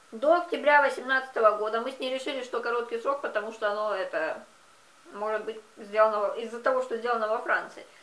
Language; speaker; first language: Russian; native; Russian